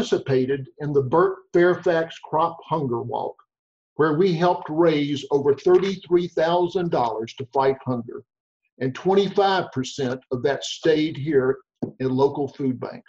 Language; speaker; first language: English; native; English